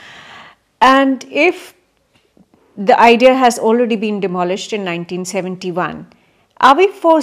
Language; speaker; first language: English; non-native, local second language; Kashmiri